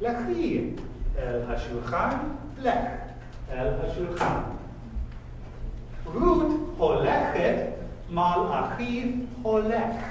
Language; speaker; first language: Hebrew; non-native, fluent; English